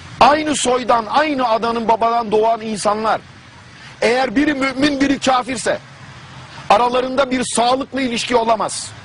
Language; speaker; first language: Turkish; non-native, fluent; German